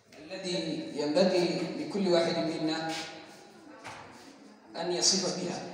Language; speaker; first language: Arabic; non-native, learner; Hausa